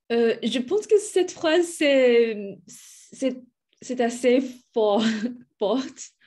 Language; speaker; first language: French; non-native, learner; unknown